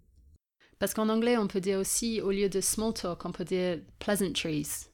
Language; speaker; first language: French; non-native, fluent; English